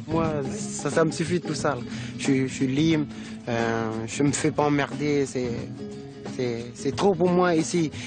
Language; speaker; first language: French; non-native, local second language; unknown